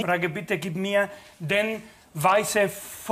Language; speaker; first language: German; non-native, fluent; Spanish